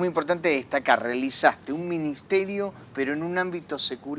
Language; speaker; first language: Spanish; native; Spanish